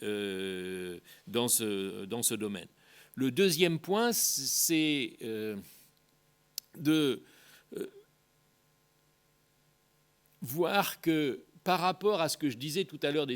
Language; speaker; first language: French; native; French